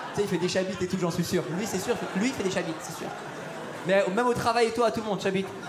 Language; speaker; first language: French; early bilingual, other home language; Persian